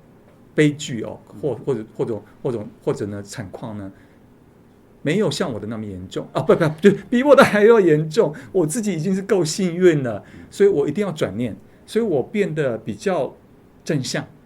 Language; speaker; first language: Chinese; native; Chinese